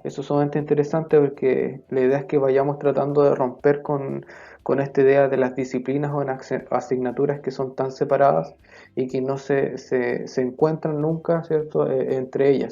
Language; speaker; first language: Spanish; native; Spanish